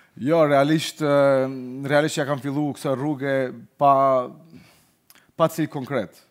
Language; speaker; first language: Albanian; native; Albanian